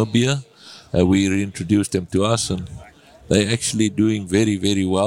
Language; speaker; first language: English; non-native, local second language; Afrikaans